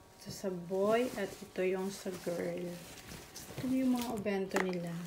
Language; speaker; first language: Filipino; native; Filipino